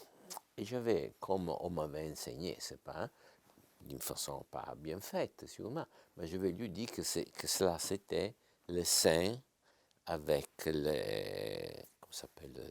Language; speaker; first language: French; non-native, fluent; Italian